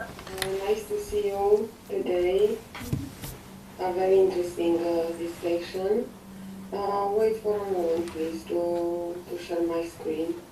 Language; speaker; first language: English; non-native, fluent; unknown